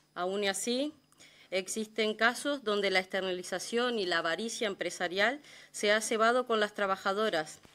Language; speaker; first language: Spanish; native; Spanish